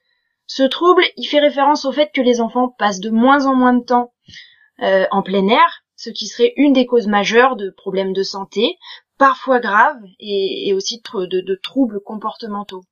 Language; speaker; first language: French; native; French